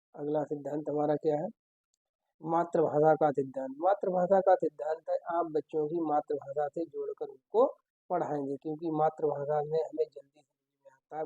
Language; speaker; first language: Hindi; native; Hindi